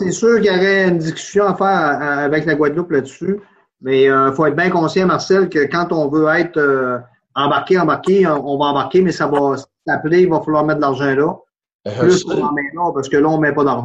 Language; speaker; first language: French; native; French